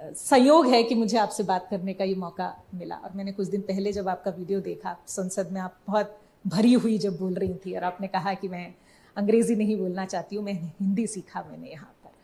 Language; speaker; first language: Hindi; native; Hindi